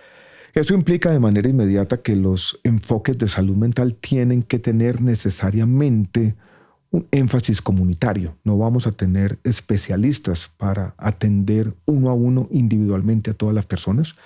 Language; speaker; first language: Spanish; native; Spanish